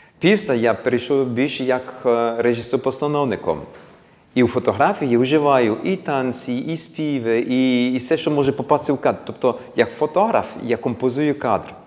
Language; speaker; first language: Ukrainian; early bilingual, heritage; Ukrainian